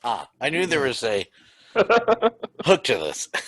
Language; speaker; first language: English; native; English